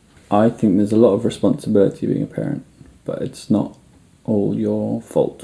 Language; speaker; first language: English; native; English